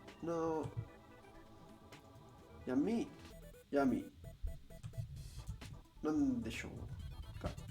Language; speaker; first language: Japanese; non-native, learner; Spanish